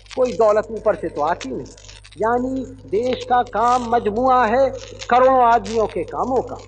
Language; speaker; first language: Hindi; native; Hindi